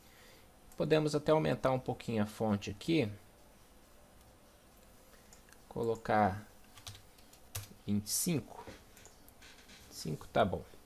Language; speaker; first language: Portuguese; native; Portuguese